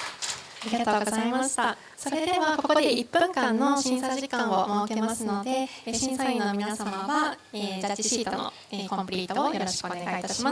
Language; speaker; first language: Japanese; native; Japanese